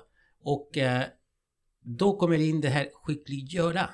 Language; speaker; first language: Swedish; non-native, fluent; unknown